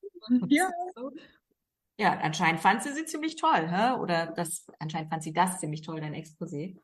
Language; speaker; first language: German; native; German